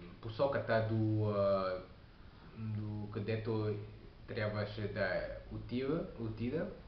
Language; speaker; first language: Bulgarian; non-native, learner; French